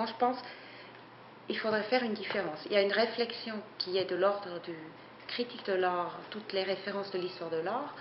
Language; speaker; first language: French; non-native, fluent; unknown